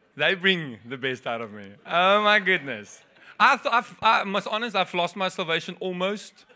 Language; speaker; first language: English; non-native, local second language; Afrikaans